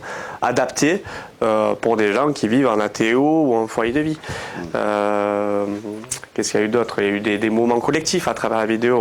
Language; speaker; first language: French; native; French